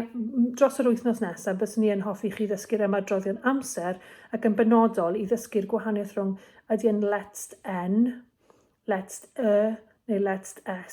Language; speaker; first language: Welsh; native; Welsh